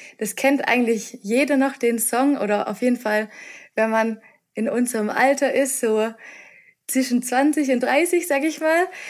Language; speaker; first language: German; native; German